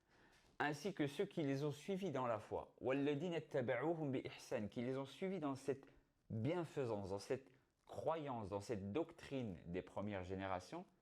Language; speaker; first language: French; native; French